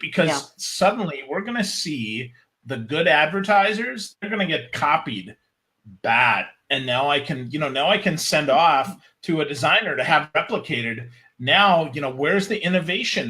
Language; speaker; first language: English; native; English